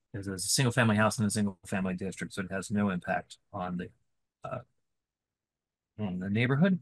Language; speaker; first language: English; native; English